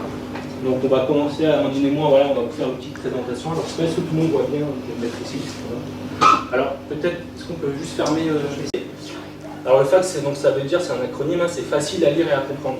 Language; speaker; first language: French; native; French